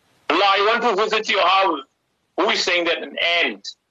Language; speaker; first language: English; native; English